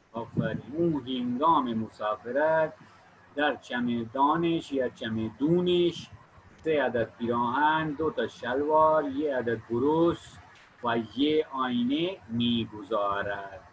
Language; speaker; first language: Persian; non-native, fluent; Urdu